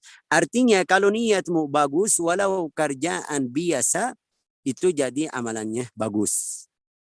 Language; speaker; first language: Indonesian; non-native, learner; Arabic